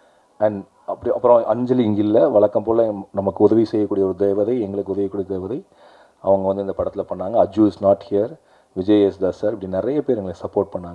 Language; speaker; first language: Tamil; native; Tamil